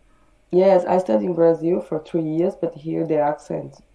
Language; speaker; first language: English; non-native, learner; Portuguese